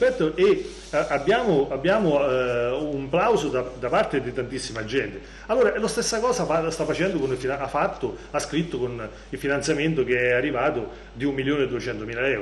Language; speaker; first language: Italian; native; Italian